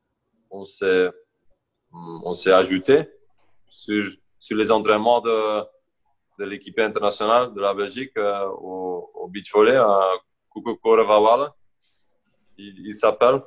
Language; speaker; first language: French; non-native, local second language; Dutch